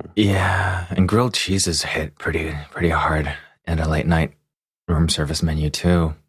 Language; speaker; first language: English; non-native, local second language; Cantonese